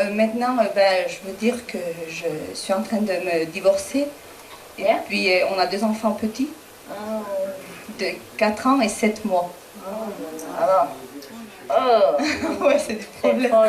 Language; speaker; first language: French; non-native, fluent; Spanish